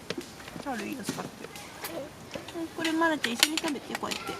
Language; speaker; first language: Japanese; native; Japanese